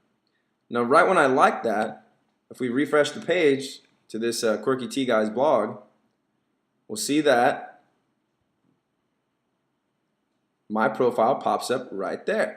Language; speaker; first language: English; native; English